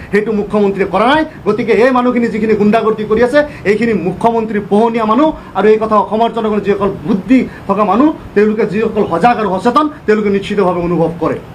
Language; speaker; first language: Assamese; non-native, local second language; Bangla